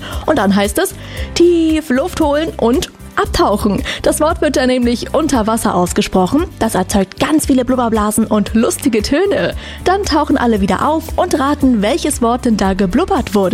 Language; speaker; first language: German; native; German